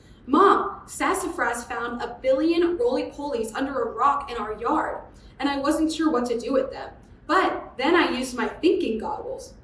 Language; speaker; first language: English; native; English